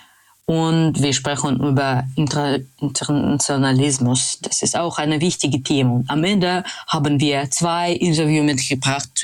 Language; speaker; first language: German; non-native, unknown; Russian